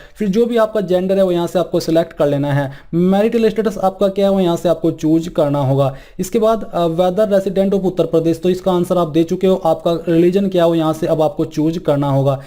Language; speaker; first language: Hindi; native; Hindi